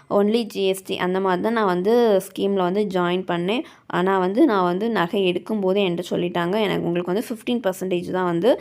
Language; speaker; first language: Tamil; native; Tamil